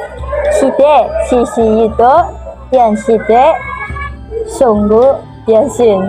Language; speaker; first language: Chinese; non-native, learner; Indonesian